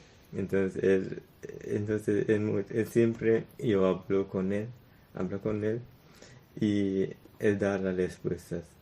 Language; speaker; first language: Spanish; non-native, learner; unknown